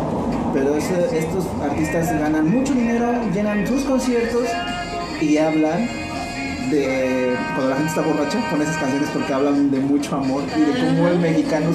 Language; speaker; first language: Spanish; native; Spanish